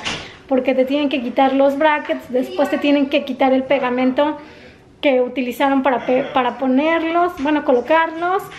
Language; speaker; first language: Spanish; native; Spanish